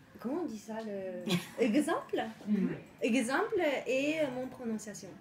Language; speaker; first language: French; non-native, learner; Japanese